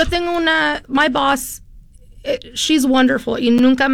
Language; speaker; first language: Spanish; early bilingual, heritage; Spanish